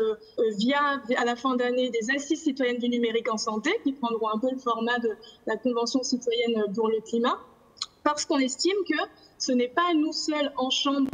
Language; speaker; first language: French; native; French